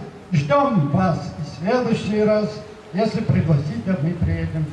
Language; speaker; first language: Russian; non-native, local second language; Lithuanian